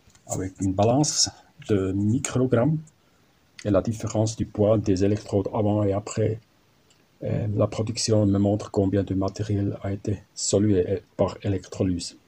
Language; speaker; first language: French; non-native, learner; German